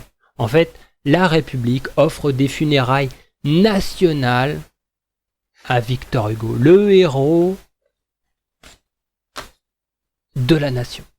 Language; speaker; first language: French; native; French